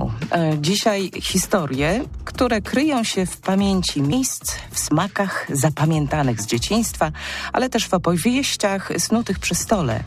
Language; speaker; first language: Polish; native; Polish